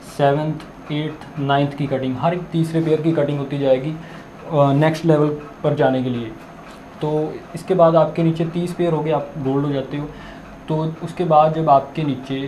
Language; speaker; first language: Hindi; non-native, local second language; Punjabi